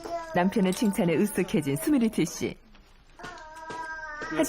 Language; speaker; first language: Korean; native; Korean